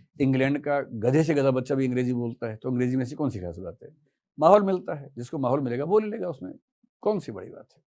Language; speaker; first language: Hindi; native; Hindi